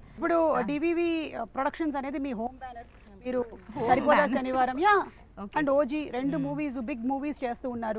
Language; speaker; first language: Telugu; native; Telugu